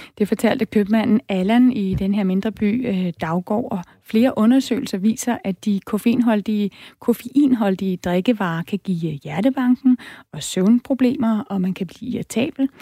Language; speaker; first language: Danish; native; Danish